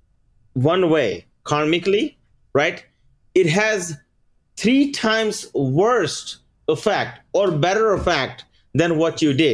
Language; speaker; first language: English; early bilingual, other home language; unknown